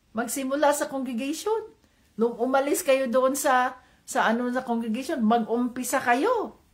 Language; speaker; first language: Filipino; non-native, local second language; Cebuano